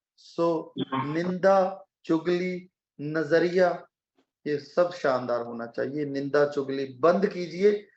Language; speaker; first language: Hindi; non-native, local second language; Punjabi